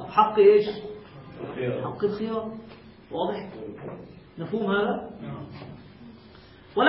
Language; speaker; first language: Arabic; native; Arabic